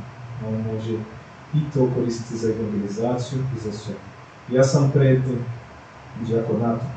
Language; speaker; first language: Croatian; non-native, fluent; Portuguese